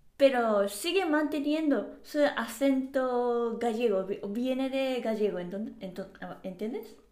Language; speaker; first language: Spanish; non-native, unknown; Japanese